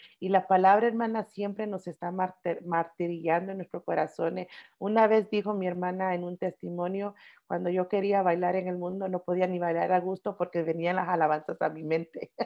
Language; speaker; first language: Spanish; early bilingual, heritage; Spanish